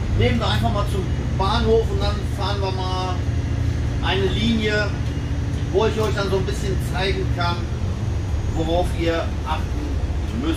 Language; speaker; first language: German; native; German